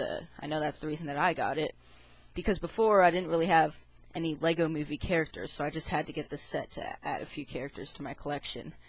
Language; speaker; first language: English; native; English